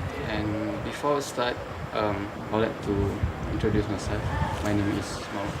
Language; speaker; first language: English; non-native, learner; Malay